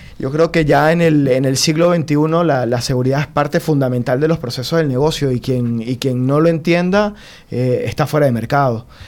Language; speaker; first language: Spanish; native; Spanish